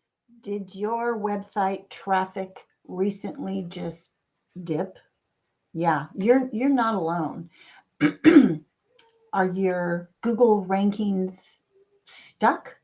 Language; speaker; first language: English; native; English